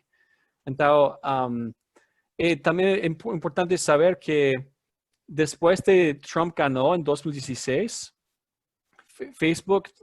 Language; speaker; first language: Spanish; non-native, fluent; English